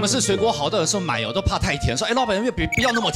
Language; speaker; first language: Chinese; native; Chinese